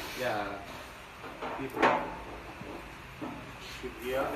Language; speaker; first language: English; non-native, learner; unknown